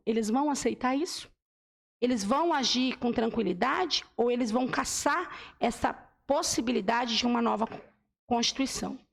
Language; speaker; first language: Portuguese; native; Portuguese